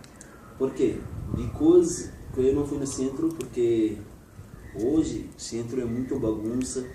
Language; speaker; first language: Portuguese; non-native, learner; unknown